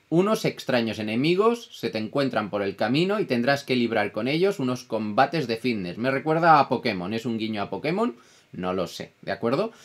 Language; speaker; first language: Spanish; non-native, fluent; Italian